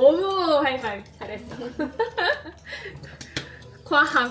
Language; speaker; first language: Korean; non-native, learner; Filipino